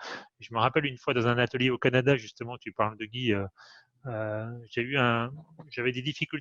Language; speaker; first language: French; native; French